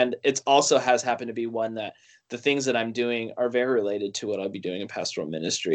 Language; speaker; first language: English; native; English